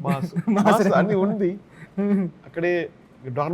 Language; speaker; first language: Telugu; non-native, learner; Tamil